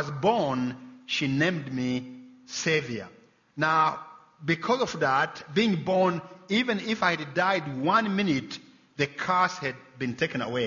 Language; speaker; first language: English; non-native, local second language; Kinyarwanda